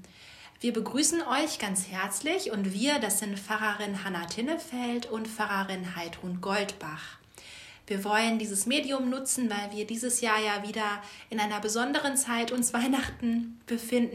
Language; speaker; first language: German; native; German